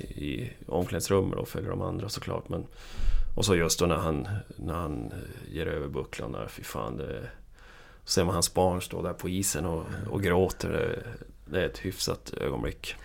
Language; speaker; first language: Swedish; native; Swedish